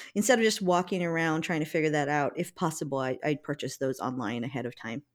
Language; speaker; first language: English; native; English